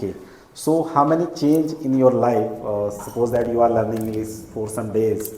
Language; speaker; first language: English; non-native, local second language; Hindi